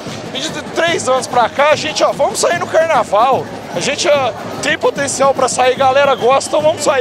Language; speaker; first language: Portuguese; native; Portuguese